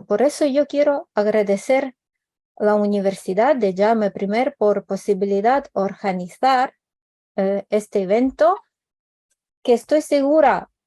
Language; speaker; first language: Spanish; non-native, fluent; Ukrainian